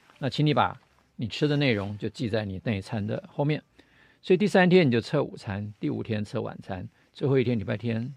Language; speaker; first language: Chinese; native; Chinese